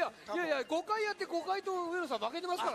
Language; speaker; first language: Japanese; native; Japanese